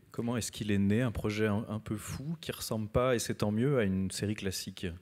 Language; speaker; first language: French; native; French